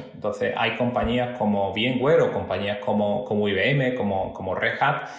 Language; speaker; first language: Spanish; native; Spanish